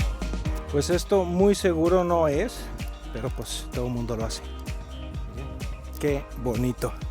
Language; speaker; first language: Spanish; native; Spanish